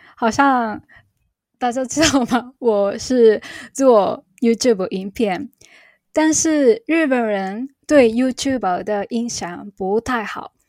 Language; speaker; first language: Chinese; non-native, fluent; Japanese